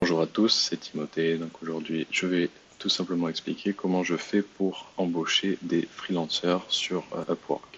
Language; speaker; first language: French; native; French